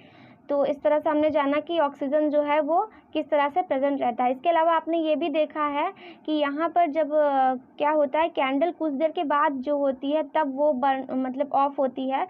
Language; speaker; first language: Hindi; native; Hindi